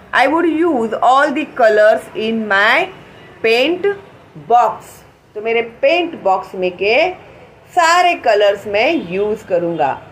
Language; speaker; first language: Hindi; non-native, local second language; Marathi